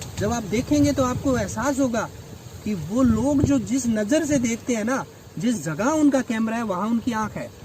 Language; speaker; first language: Hindi; non-native, local second language; Rajasthani